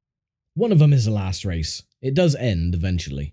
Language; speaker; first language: English; native; English